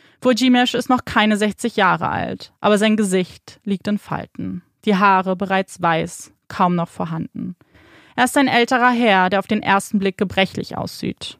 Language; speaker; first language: German; native; German